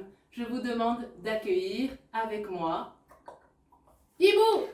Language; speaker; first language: French; native; French